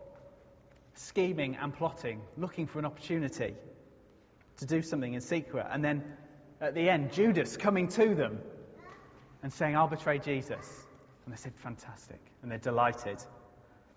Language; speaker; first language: English; native; English